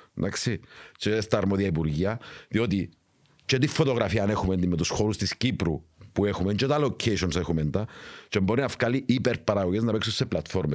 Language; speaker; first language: Greek; native; Greek